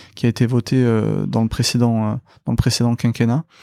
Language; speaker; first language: French; native; French